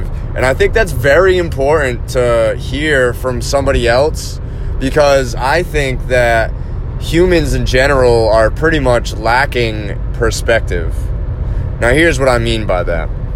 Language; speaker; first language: English; native; English